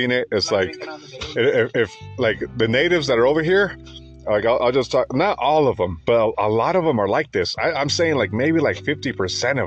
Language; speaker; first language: English; native; English